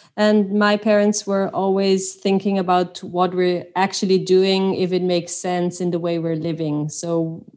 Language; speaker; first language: English; non-native, fluent; Swiss German